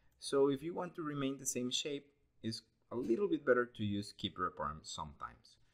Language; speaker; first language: English; non-native, fluent; Spanish